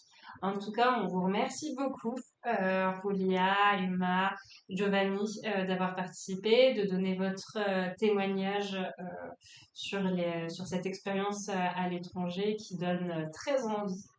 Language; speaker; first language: French; native; French